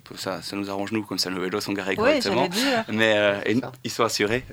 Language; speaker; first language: French; native; French